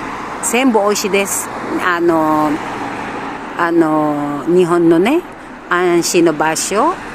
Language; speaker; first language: Japanese; non-native, learner; Filipino